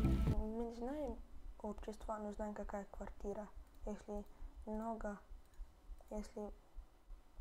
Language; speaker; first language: Russian; early bilingual, heritage; Russian